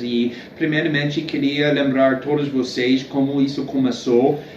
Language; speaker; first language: Portuguese; non-native, fluent; English